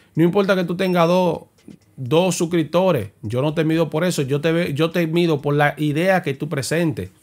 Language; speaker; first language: Spanish; native; Spanish